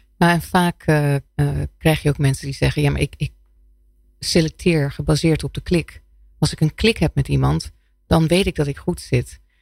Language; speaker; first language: Dutch; non-native, fluent; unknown